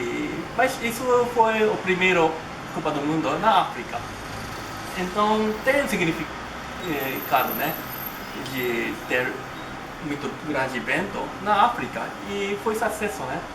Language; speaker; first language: Portuguese; non-native, learner; Japanese